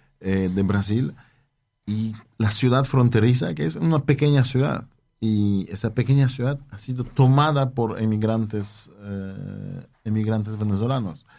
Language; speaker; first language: Spanish; non-native, fluent; Polish